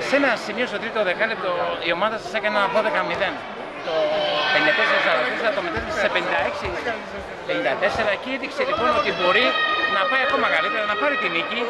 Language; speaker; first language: Greek; native; Greek